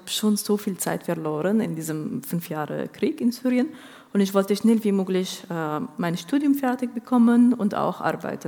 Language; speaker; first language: German; non-native, fluent; Arabic